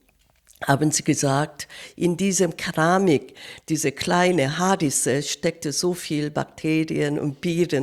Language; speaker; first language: German; non-native, fluent; Korean